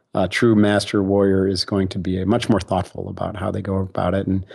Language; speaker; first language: English; native; English